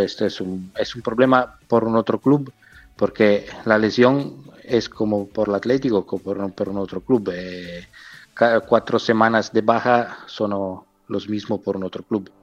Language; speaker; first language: Spanish; non-native, fluent; Italian